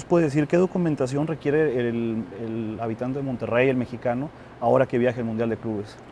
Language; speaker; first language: Spanish; native; Spanish